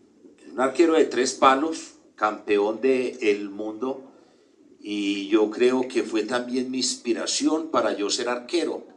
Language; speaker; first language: Spanish; native; Spanish